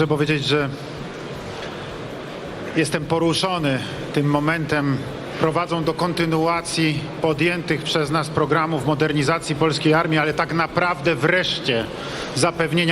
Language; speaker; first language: Polish; native; Polish